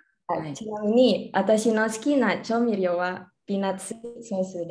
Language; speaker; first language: Japanese; non-native, learner; Indonesian